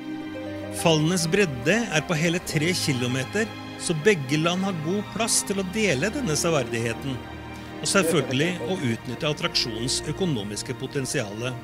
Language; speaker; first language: Norwegian; native; Norwegian